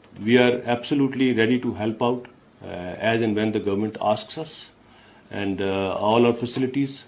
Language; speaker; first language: English; non-native, local second language; Urdu